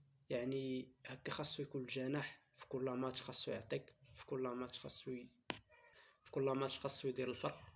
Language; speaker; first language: Arabic; native; Arabic